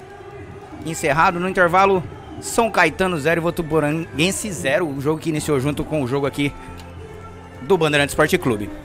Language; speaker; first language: Portuguese; native; Portuguese